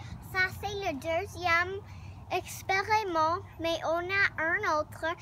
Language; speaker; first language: French; non-native, learner; English